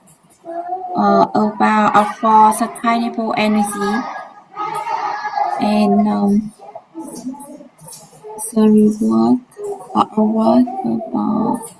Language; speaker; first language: English; non-native, learner; Vietnamese